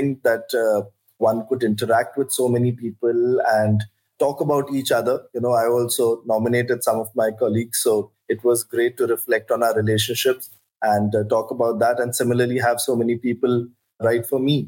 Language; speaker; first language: English; non-native, local second language; Hindi